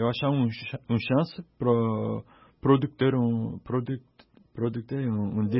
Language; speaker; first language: Portuguese; non-native, learner; English